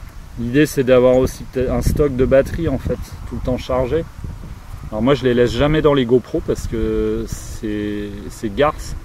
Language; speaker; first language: French; native; French